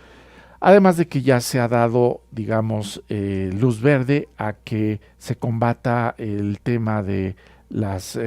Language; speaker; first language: Spanish; native; Spanish